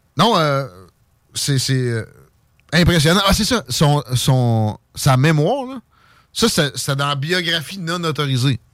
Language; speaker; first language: French; native; French